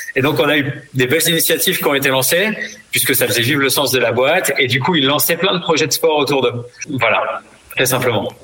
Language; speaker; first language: French; native; French